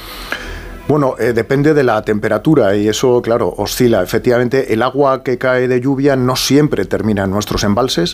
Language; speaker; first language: Spanish; native; Spanish